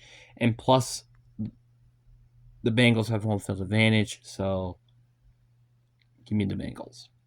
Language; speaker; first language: English; native; English